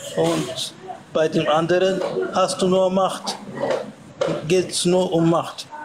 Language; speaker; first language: German; non-native, fluent; Bulgarian